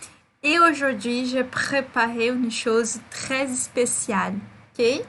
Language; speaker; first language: French; non-native, fluent; Portuguese